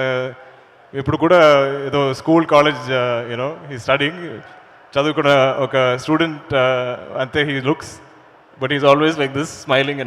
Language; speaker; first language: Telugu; non-native, learner; Malayalam